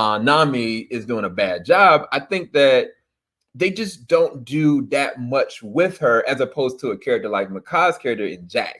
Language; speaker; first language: English; native; English